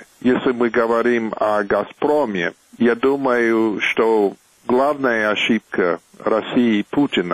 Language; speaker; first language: Russian; non-native, fluent; English